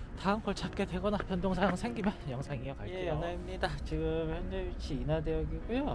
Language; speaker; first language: Korean; native; Korean